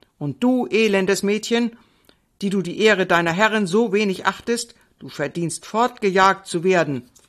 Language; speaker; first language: German; native; German